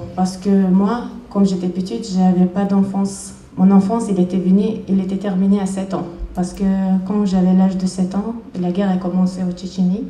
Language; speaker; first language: French; non-native, fluent; Chechen